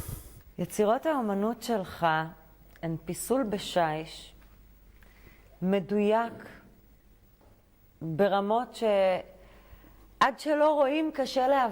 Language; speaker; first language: Hebrew; native; Hebrew